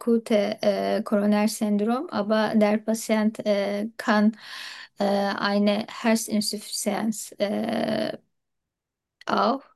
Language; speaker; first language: German; non-native, learner; Turkish